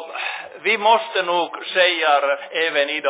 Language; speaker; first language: Swedish; non-native, local second language; Finnish